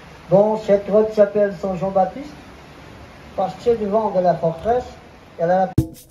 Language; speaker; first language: French; non-native, learner; Portuguese